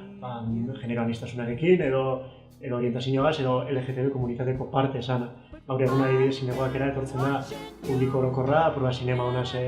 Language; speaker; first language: Basque; native; Basque